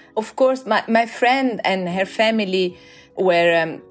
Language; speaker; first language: English; non-native, fluent; Italian